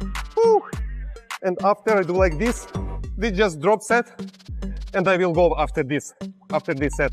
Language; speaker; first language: English; non-native, learner; Russian